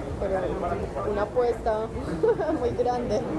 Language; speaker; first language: Spanish; non-native, learner; German